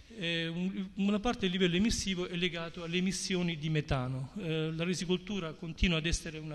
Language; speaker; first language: Italian; native; Italian